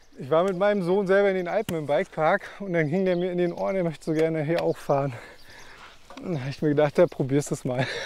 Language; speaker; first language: German; native; German